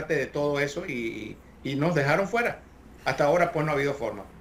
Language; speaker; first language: Spanish; native; Spanish